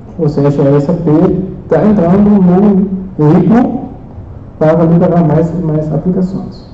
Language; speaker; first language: Portuguese; non-native, fluent; German